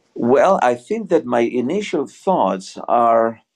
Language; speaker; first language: English; non-native, fluent; Spanish